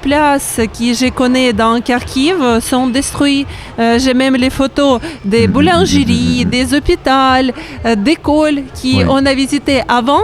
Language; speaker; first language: French; non-native, learner; Ukrainian